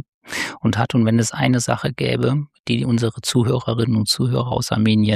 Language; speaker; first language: German; native; German